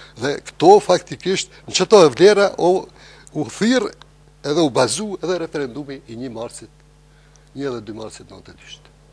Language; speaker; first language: Albanian; native; Albanian